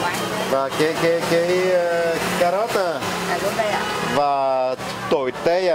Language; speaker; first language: Vietnamese; non-native, fluent; French